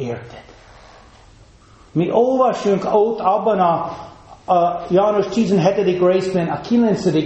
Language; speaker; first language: Hungarian; non-native, fluent; English